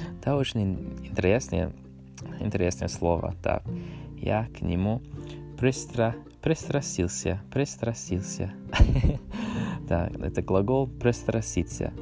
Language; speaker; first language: Russian; non-native, learner; English